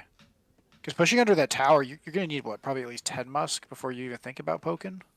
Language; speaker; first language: English; native; English